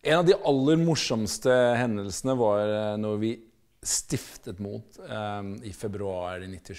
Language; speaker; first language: Norwegian; native; Norwegian